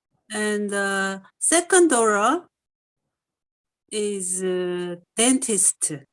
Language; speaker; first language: English; non-native, learner; Korean